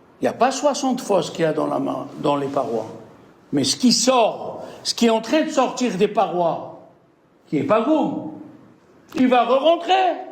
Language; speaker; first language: French; native; French